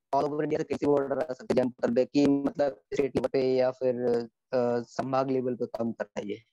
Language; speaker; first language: Hindi; native; Hindi